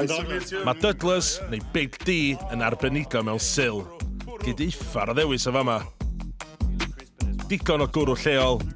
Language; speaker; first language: Welsh; native; Welsh